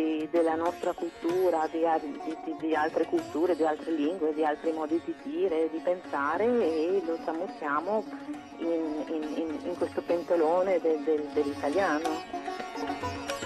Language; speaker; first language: Italian; non-native, fluent; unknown